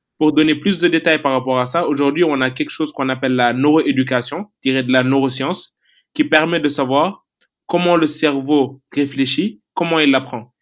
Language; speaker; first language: French; non-native, local second language; Wolof